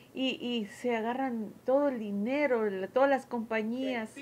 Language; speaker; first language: Spanish; early bilingual, heritage; Spanish